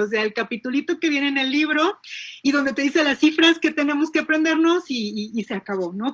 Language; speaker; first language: Spanish; native; Spanish